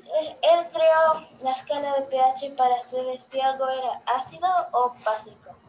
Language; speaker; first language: Spanish; early bilingual, heritage; Spanish